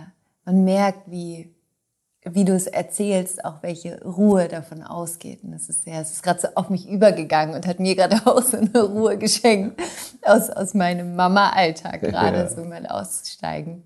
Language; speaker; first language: German; native; German